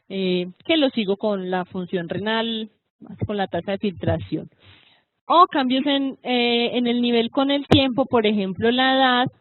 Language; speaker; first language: Spanish; native; Spanish